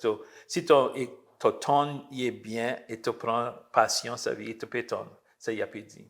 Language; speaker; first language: French; early bilingual, heritage; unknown